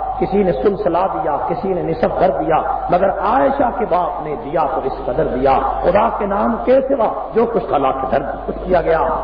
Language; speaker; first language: Urdu; non-native, local second language; Punjabi